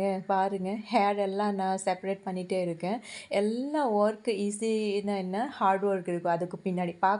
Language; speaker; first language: Tamil; non-native, fluent; Assamese